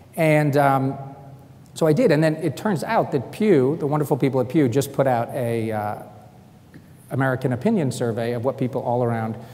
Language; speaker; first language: English; native; English